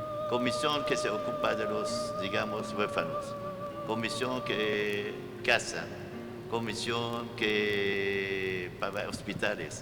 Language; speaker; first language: Spanish; non-native, fluent; Arabic